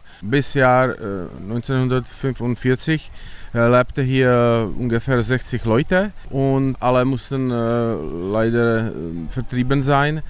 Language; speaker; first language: German; non-native, learner; Czech